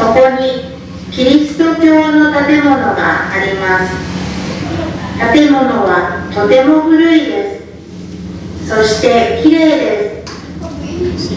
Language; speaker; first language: Japanese; non-native, learner; Indonesian